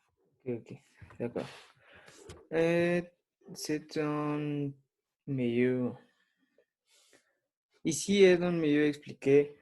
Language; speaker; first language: French; non-native, learner; Spanish